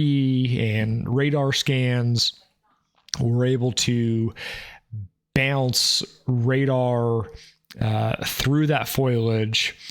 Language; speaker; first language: English; native; English